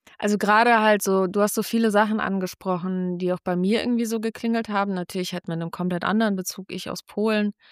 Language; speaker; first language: German; early bilingual, other home language; Polish